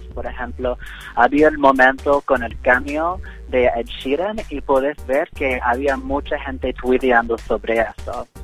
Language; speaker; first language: Spanish; non-native, fluent; English